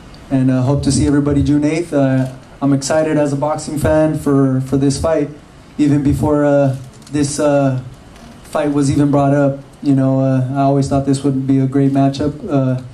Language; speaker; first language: English; early bilingual, other home language; Spanish